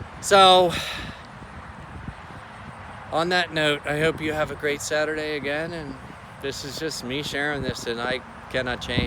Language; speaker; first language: English; native; English